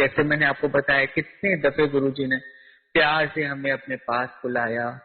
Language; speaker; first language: Hindi; native; Hindi